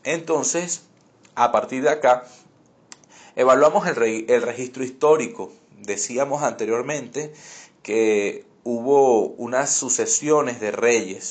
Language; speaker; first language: Spanish; native; Spanish